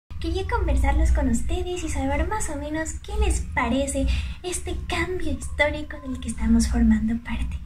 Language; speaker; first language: Spanish; native; Spanish